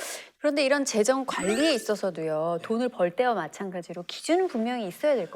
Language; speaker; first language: Korean; native; Korean